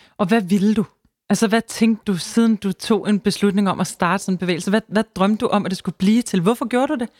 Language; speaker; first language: Danish; native; Danish